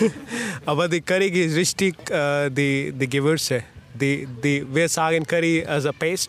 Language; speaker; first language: German; non-native, learner; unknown